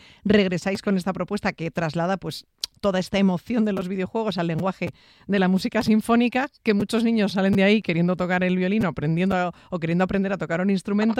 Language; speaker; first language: Spanish; native; Spanish